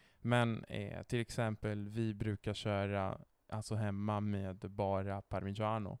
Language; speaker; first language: Swedish; non-native, fluent; Italian